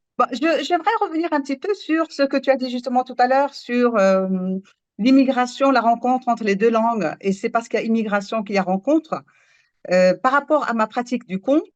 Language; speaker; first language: French; non-native, local second language; Arabic